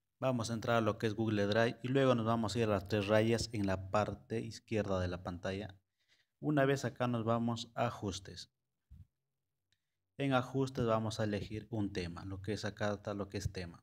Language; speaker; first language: Spanish; native; Spanish